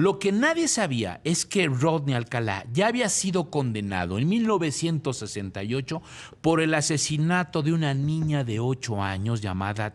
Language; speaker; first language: Spanish; native; Spanish